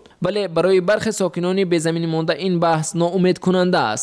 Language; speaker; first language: Persian; native; Persian